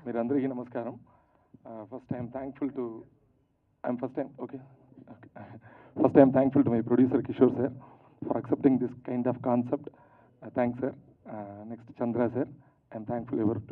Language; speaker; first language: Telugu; non-native, local second language; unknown